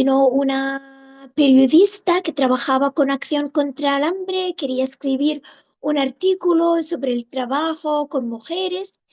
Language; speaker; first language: Spanish; non-native, fluent; Arabic